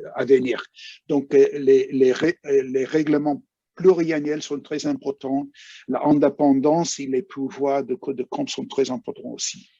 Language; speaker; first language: French; non-native, fluent; English